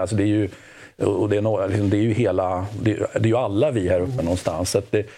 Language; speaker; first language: Swedish; native; Swedish